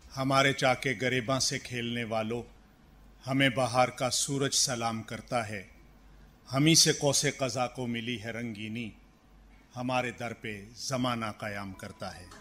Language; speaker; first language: Urdu; native; Urdu